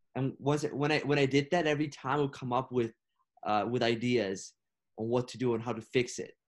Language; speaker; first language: English; non-native, fluent; Russian